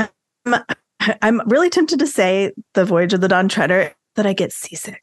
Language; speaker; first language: English; native; English